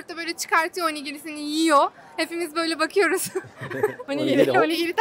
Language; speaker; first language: Turkish; native; Turkish